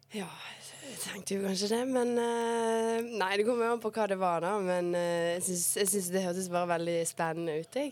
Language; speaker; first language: Norwegian; early bilingual, other home language; Bosnian